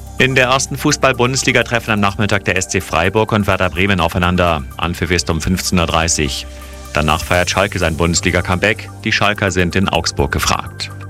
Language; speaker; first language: German; native; German